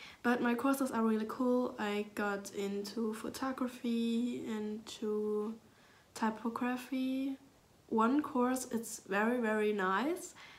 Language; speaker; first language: English; non-native, fluent; German